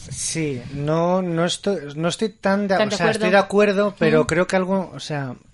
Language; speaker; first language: Spanish; native; Spanish